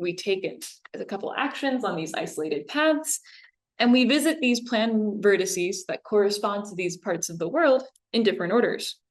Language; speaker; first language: English; native; English